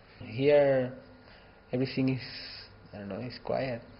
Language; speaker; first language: English; non-native, learner; Spanish